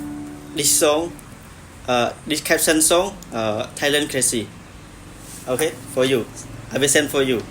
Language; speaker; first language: English; non-native, learner; Khmer